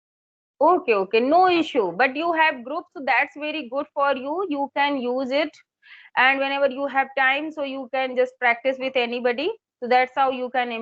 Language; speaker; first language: English; non-native, local second language; Hindi